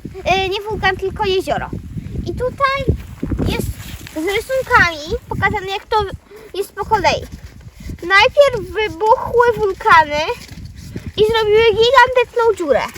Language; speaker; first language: Polish; early bilingual, heritage; Polish